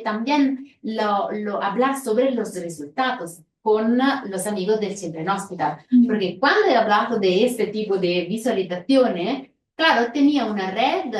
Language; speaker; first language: Spanish; non-native, fluent; Italian